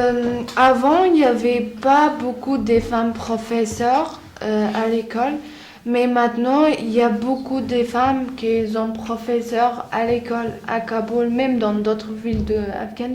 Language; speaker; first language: French; non-native, learner; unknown